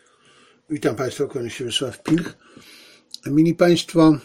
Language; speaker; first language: Polish; native; Polish